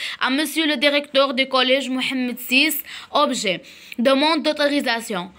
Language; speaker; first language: French; non-native, local second language; Arabic